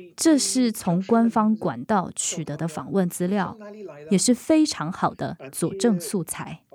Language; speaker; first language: Chinese; native; Chinese